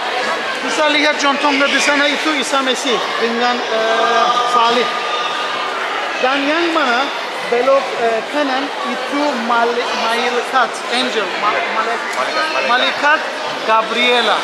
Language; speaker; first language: Indonesian; non-native, learner; Turkish